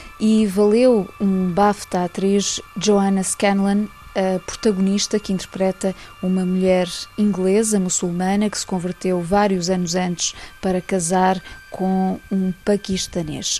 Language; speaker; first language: Portuguese; native; Portuguese